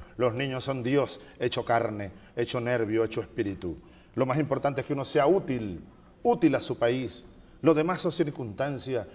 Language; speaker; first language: Spanish; native; Spanish